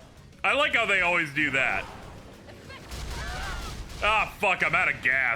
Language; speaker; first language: English; native; English